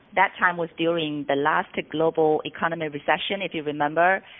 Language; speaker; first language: English; non-native, fluent; Chinese